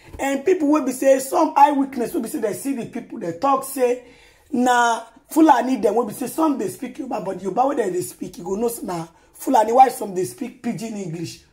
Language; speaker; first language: Nigerian Pidgin; non-native, local second language; Yoruba